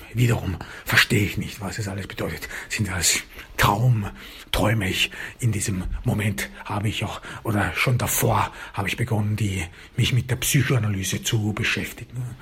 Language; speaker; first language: German; early bilingual, other home language; Turkish